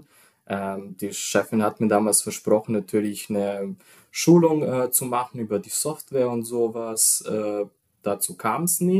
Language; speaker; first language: German; non-native, fluent; Serbian